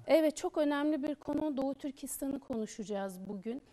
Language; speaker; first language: Turkish; native; Turkish